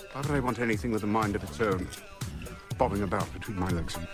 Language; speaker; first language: English; non-native, fluent; French